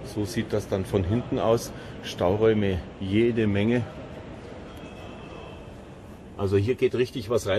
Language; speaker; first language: German; native; German